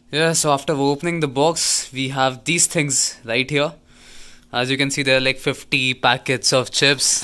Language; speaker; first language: English; non-native, local second language; Hindi